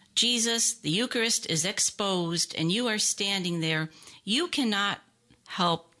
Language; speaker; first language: English; native; English